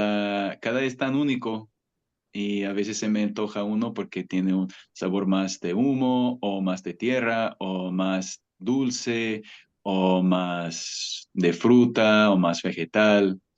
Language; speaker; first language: Spanish; non-native, fluent; English